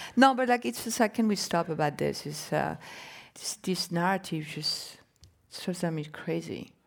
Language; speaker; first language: English; non-native, fluent; French